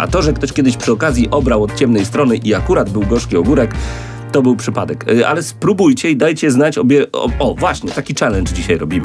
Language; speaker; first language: Polish; native; Polish